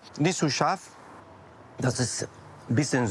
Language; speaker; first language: German; non-native, learner; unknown